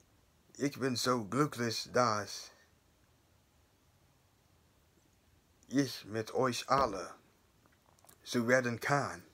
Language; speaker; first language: German; non-native, learner; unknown